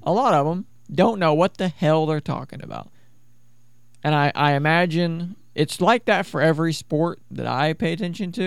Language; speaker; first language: English; native; English